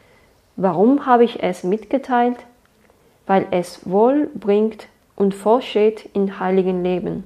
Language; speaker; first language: German; non-native, fluent; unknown